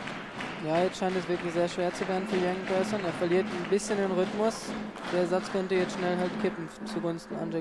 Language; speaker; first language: German; native; German